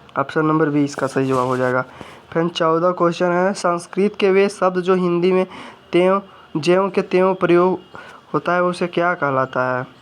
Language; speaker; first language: Hindi; native; Hindi